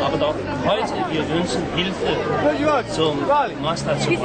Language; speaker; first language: German; non-native, learner; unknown